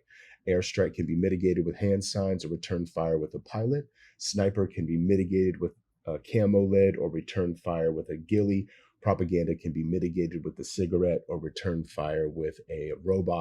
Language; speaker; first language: English; native; English